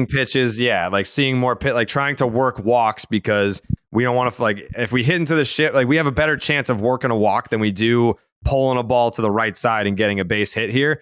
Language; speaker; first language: English; native; English